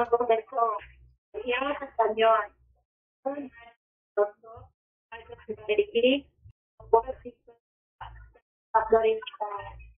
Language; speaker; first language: Korean; non-native, learner; Filipino